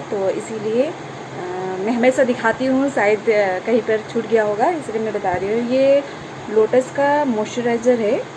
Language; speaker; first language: Hindi; non-native, local second language; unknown